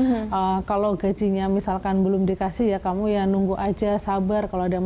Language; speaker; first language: Indonesian; native; Indonesian